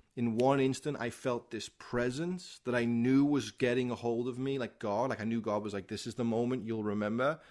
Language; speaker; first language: English; native; English